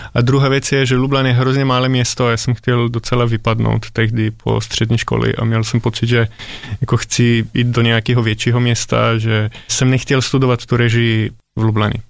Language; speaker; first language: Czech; non-native, fluent; Slovenian